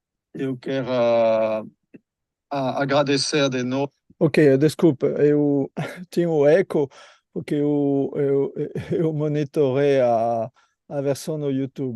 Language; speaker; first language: Portuguese; non-native, learner; French